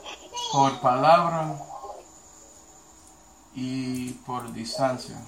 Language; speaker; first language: Spanish; non-native, fluent; English